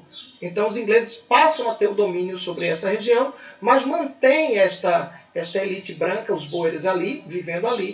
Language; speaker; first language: Portuguese; native; Portuguese